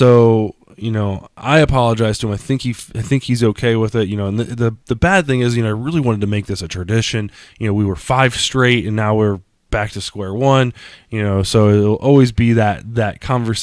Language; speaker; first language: English; native; English